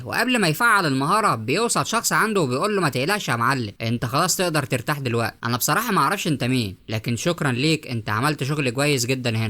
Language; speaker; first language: Arabic; native; Arabic